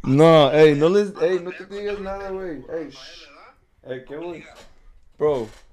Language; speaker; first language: Spanish; early bilingual, other home language; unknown